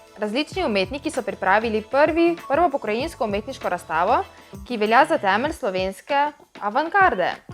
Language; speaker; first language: Slovenian; native; Slovenian